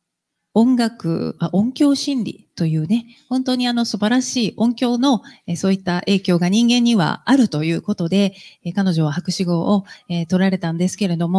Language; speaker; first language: Japanese; native; Japanese